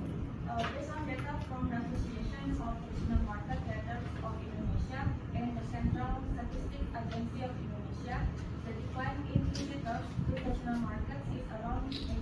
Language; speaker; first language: English; non-native, fluent; Indonesian